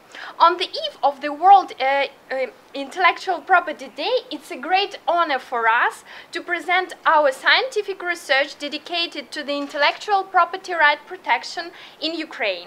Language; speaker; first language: English; non-native, fluent; Russian